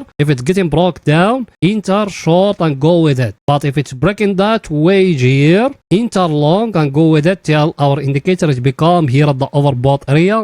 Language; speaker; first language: English; non-native, fluent; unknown